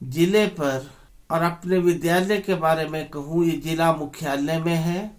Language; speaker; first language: Hindi; native; Hindi